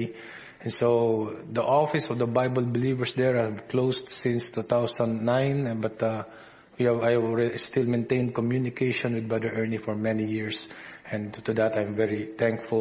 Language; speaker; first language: English; non-native, local second language; Filipino